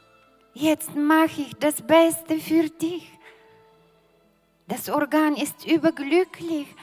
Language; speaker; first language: German; non-native, fluent; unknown